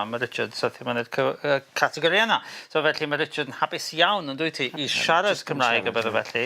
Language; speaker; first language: Welsh; native; Welsh